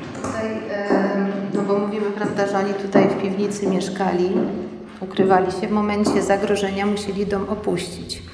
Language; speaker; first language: Polish; native; Polish